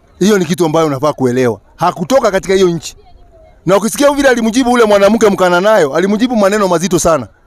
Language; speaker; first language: Swahili; non-native, local second language; Kikuyu